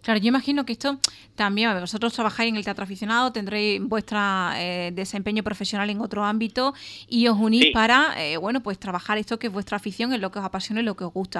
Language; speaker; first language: Spanish; native; Spanish